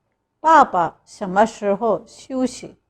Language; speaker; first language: Chinese; non-native, fluent; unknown